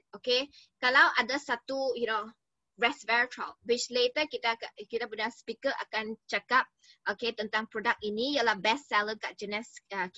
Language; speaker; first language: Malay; non-native, local second language; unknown